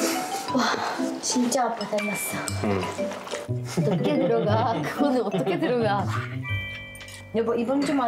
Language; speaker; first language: Korean; non-native, learner; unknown